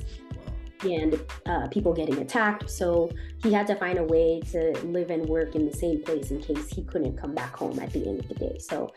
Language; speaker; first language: English; non-native, fluent; Haitian Creole